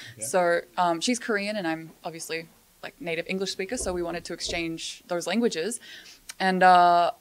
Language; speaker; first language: English; native; English